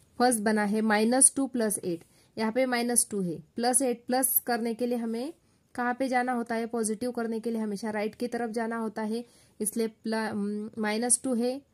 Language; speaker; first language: Hindi; non-native, local second language; Marathi